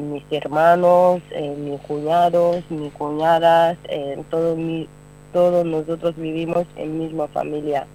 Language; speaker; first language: Spanish; non-native, learner; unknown